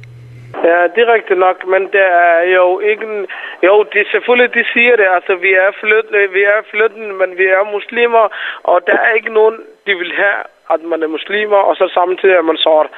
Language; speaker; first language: Danish; non-native, fluent; Somali